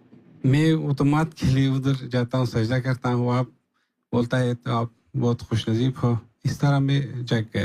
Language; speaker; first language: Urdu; non-native, learner; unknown